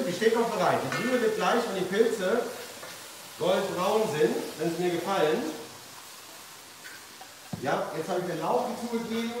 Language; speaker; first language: German; native; German